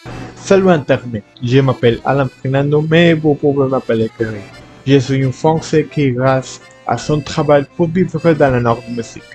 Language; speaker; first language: French; non-native, learner; Spanish